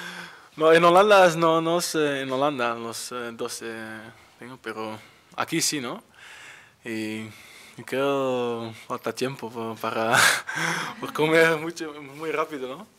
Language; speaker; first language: Spanish; non-native, learner; Dutch